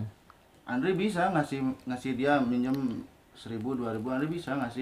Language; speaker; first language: Indonesian; non-native, local second language; Sundanese